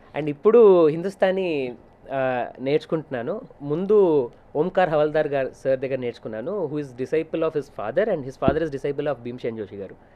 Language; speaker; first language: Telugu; native; Telugu